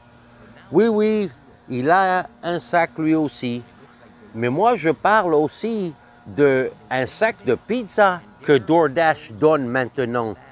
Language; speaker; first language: French; non-native, fluent; English